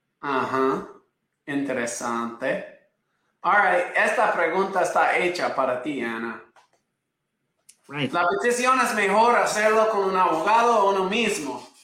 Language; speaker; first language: Spanish; non-native, fluent; English